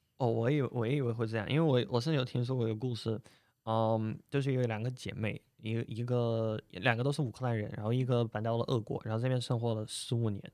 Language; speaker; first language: Chinese; non-native, fluent; Russian